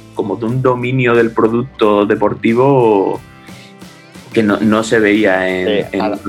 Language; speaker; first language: Spanish; native; Spanish